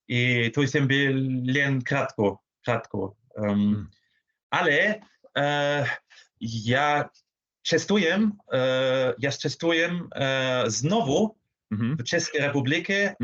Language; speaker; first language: Czech; non-native, learner; German